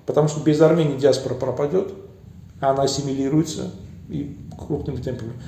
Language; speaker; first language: Russian; early bilingual, other home language; Armenian